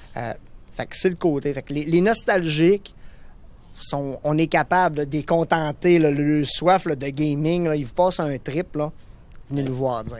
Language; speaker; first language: French; native; French